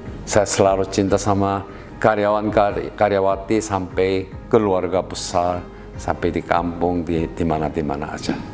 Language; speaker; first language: Indonesian; non-native, learner; Korean